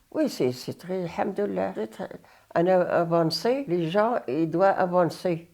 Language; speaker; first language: French; non-native, learner; Arabic